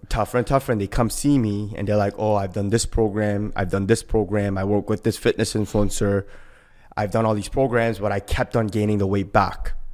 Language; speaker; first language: English; early bilingual, other home language; Korean